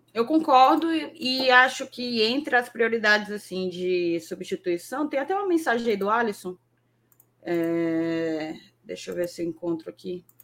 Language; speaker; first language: Portuguese; native; Portuguese